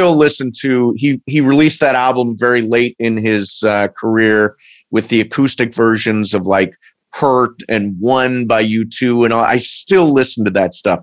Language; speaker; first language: English; native; English